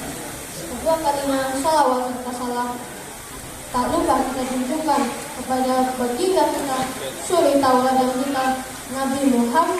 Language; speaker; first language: Indonesian; native; Indonesian